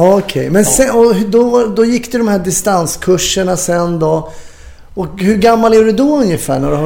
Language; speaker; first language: Swedish; native; Swedish